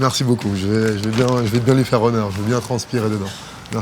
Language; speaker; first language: French; native; French